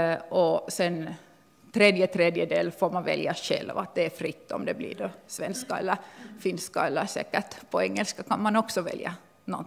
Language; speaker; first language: Swedish; non-native, local second language; Finnish